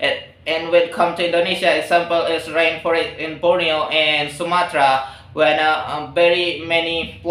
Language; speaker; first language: English; non-native, learner; Indonesian